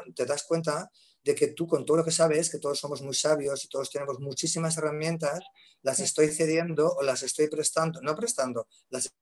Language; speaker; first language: Spanish; native; Spanish